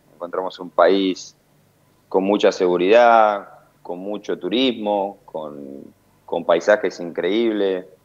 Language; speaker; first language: Spanish; native; Spanish